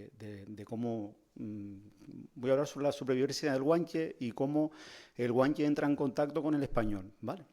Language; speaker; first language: Spanish; native; Spanish